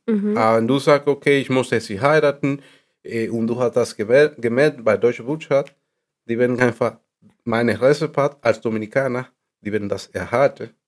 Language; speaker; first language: German; non-native, learner; Spanish